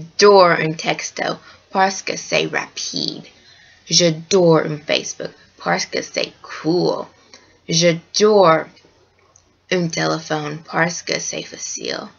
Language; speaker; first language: French; non-native, learner; English